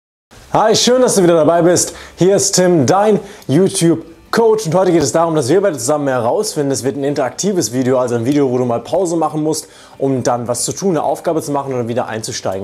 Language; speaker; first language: German; native; German